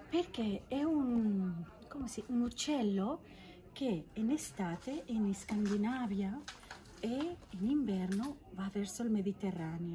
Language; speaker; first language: Italian; non-native, fluent; Catalan